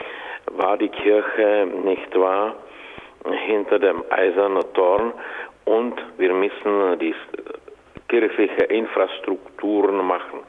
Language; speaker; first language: German; non-native, fluent; Czech